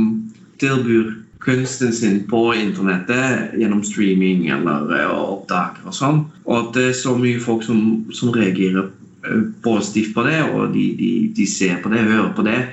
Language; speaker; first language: Norwegian; non-native, fluent; Dutch